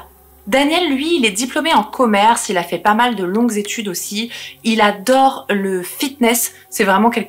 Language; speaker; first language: French; native; French